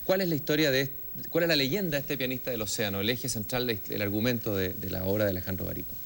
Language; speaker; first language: Spanish; native; Spanish